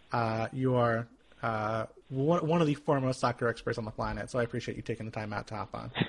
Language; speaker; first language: English; native; English